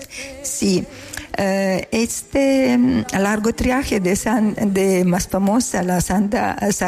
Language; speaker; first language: Spanish; non-native, learner; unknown